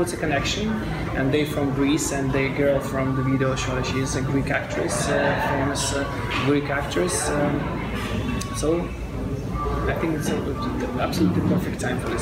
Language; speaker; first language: English; non-native, fluent; Russian